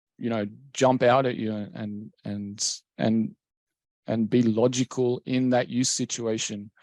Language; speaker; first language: English; native; English